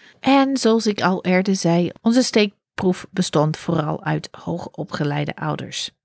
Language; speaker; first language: Dutch; non-native, fluent; English